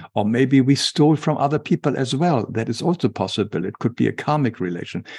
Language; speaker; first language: English; non-native, fluent; German